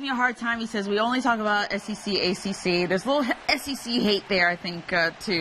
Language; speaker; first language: English; native; English